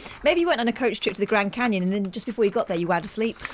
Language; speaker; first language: English; native; English